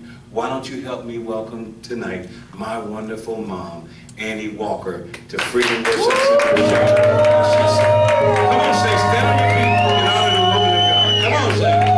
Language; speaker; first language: English; native; English